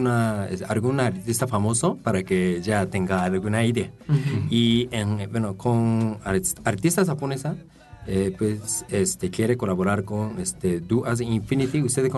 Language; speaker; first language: Spanish; non-native, fluent; Japanese